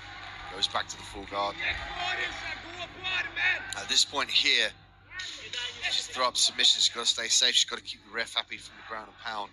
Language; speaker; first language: English; native; English